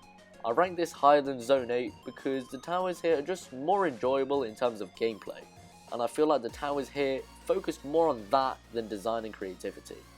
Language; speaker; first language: English; native; English